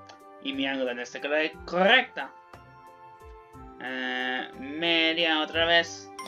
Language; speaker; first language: Spanish; non-native, learner; English